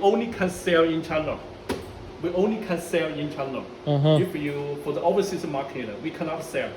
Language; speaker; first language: English; non-native, learner; Chinese